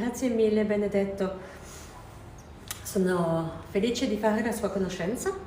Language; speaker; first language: Italian; non-native, learner; French